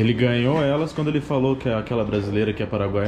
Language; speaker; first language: Portuguese; native; Portuguese